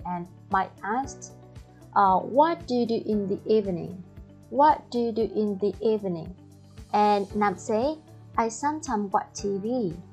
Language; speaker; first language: English; non-native, fluent; Vietnamese